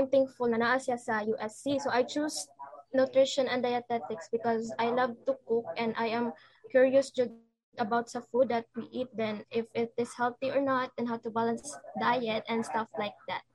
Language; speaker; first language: English; non-native, local second language; Cebuano